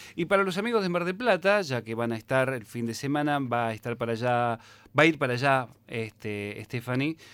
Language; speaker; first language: Spanish; native; Spanish